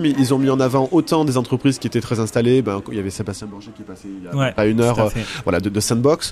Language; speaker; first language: French; native; French